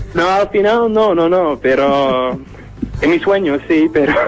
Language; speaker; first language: Spanish; non-native, learner; Dutch